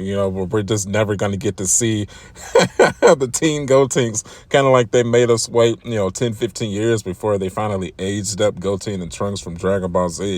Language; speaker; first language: English; native; English